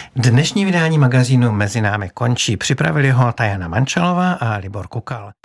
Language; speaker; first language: Czech; native; Czech